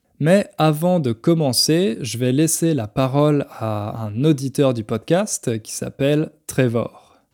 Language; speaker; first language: French; native; French